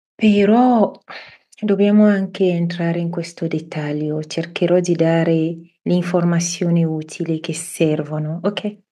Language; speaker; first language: Italian; non-native, fluent; French